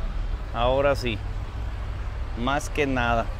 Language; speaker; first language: Spanish; native; Spanish